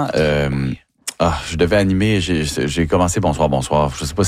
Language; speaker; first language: French; native; French